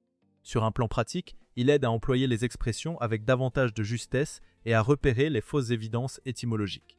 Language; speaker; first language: French; native; French